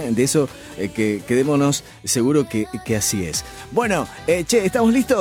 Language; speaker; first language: Spanish; native; Spanish